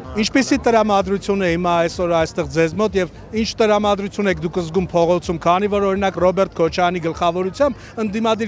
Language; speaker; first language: Armenian; native; Armenian